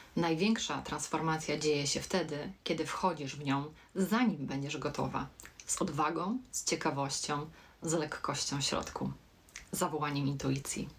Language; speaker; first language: Polish; native; Polish